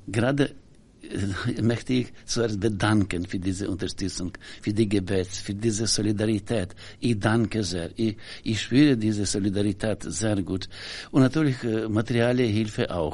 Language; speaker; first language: German; non-native, learner; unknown